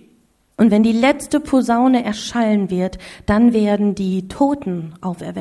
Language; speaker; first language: German; native; German